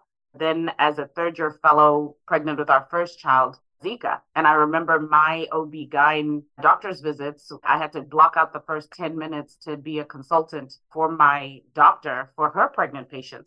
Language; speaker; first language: English; non-native, local second language; Shona